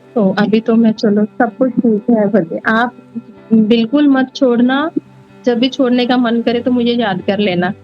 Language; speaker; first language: Hindi; non-native, local second language; Punjabi